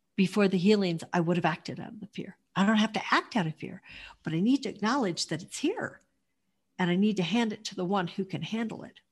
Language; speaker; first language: English; native; English